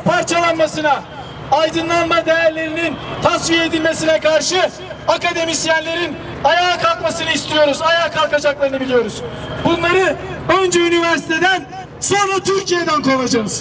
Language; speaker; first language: Turkish; native; Turkish